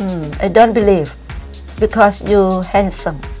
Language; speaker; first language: English; non-native, learner; Thai